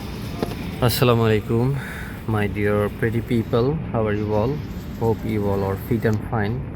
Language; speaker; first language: English; non-native, learner; Bangla